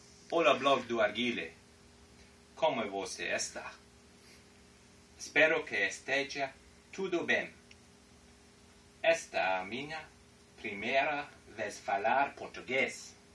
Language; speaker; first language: Portuguese; non-native, learner; English